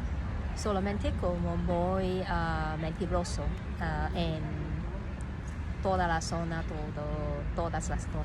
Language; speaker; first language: Spanish; non-native, learner; Cantonese